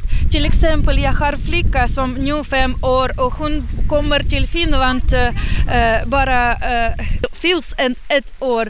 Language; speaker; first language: Swedish; non-native, learner; Ukrainian